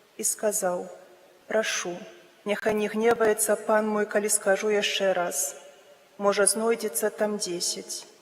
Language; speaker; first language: Belarusian; native; Belarusian